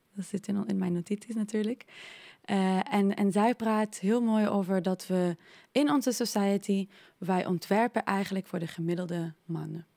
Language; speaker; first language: Dutch; non-native, fluent; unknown